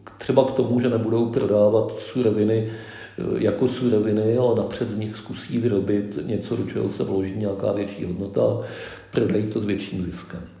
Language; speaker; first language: Czech; native; Czech